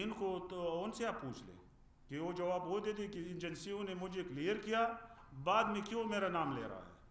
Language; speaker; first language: Urdu; non-native, fluent; Pashto